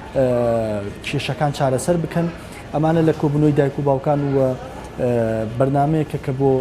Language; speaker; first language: Central Kurdish; native; Central Kurdish